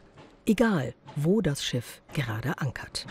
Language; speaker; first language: German; native; German